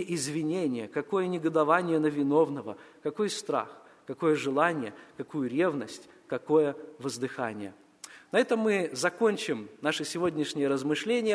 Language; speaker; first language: Russian; native; Russian